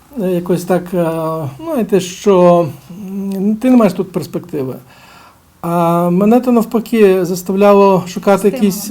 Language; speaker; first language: Ukrainian; native; Ukrainian